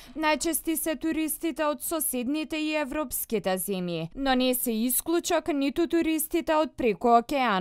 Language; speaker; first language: Macedonian; native; Macedonian